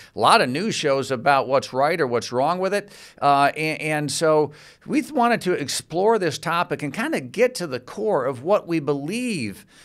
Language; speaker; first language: English; native; English